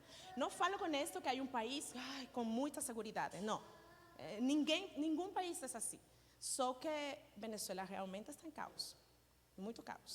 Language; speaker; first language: Portuguese; non-native, learner; Spanish